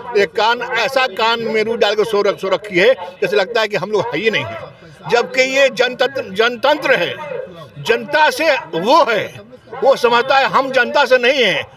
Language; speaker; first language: Hindi; native; Hindi